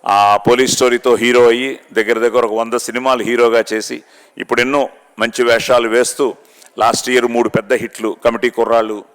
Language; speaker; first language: Telugu; native; Telugu